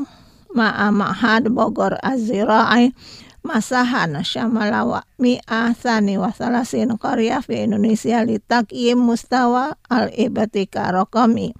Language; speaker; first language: Arabic; non-native, fluent; Indonesian